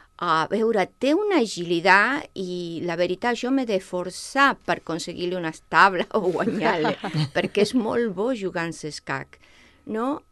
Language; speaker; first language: Catalan; non-native, local second language; Spanish